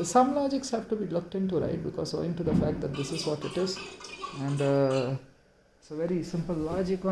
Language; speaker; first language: English; non-native, local second language; Hindi